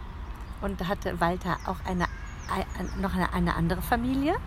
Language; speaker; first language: German; native; German